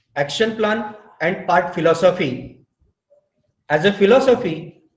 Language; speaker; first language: English; non-native, local second language; Marathi